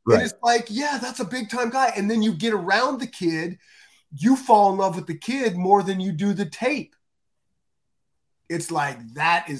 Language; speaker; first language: English; native; English